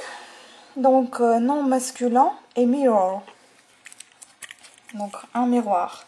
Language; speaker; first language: French; native; French